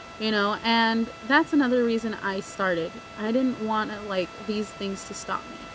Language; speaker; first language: English; native; English